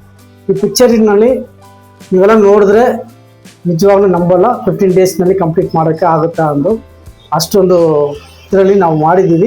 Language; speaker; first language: Kannada; non-native, local second language; Tamil